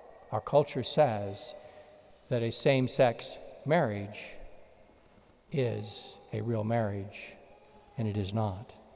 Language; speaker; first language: English; native; English